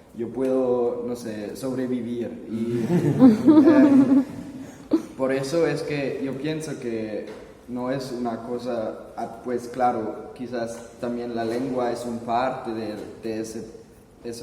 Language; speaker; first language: Spanish; non-native, fluent; German